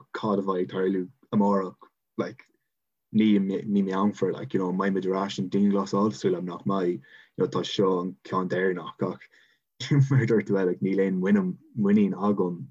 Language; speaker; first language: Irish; non-native, local second language; English